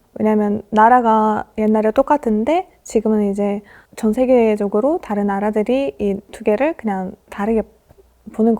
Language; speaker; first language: Korean; non-native, fluent; Russian